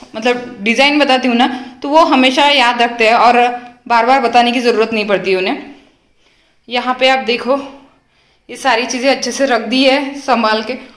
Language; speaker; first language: Hindi; non-native, local second language; Marathi